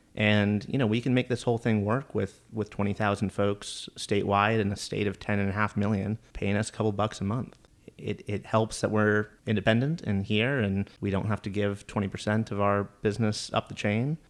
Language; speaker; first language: English; native; English